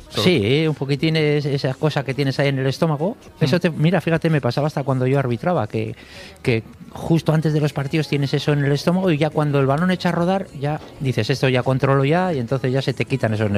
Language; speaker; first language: Spanish; native; Spanish